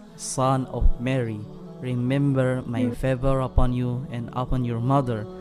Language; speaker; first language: English; non-native, learner; Indonesian